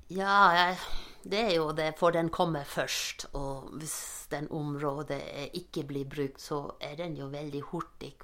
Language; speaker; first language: Norwegian; non-native, fluent; German